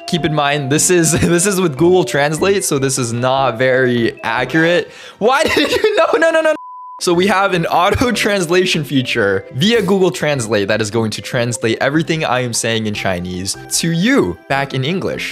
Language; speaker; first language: English; early bilingual, other home language; Chinese